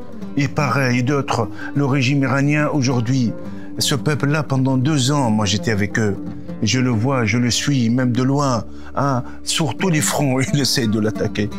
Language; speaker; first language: French; non-native, local second language; Arabic